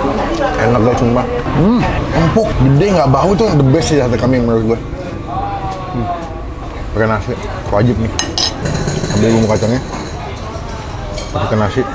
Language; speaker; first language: Indonesian; native; Indonesian